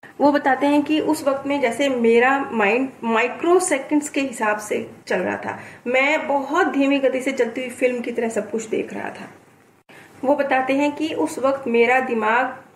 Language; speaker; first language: Hindi; native; Hindi